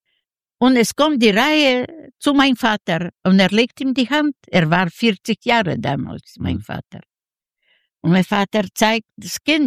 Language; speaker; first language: German; non-native, learner; Yiddish